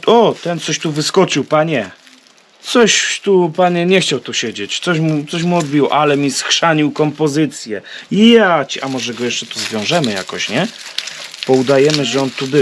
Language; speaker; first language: Polish; native; Polish